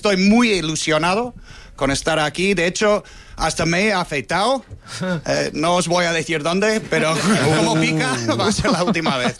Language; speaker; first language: Spanish; non-native, fluent; English